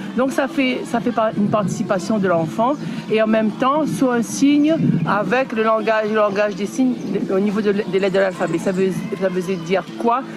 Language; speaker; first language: French; native; French